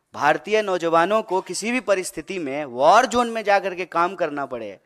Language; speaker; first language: Hindi; native; Hindi